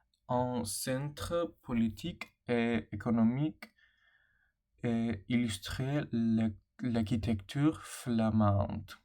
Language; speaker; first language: French; non-native, learner; English